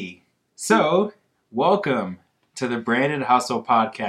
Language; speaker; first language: English; native; English